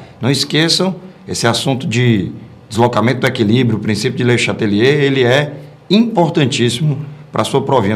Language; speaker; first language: Portuguese; native; Portuguese